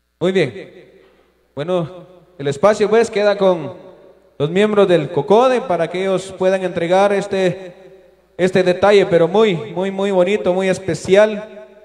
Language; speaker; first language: Spanish; non-native, local second language; Kaqchikel